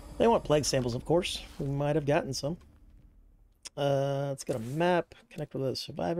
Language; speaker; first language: English; native; English